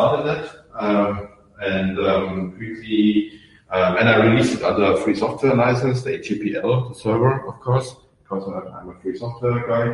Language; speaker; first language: English; non-native, fluent; German